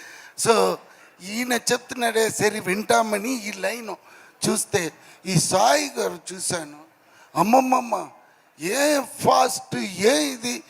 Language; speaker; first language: Telugu; non-native, learner; Tamil